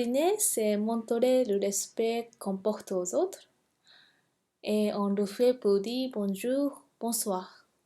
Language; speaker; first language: French; non-native, fluent; Japanese